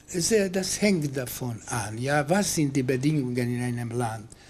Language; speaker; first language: German; non-native, fluent; Hungarian